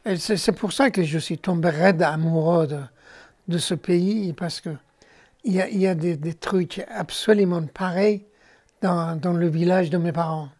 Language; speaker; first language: French; non-native, fluent; Persian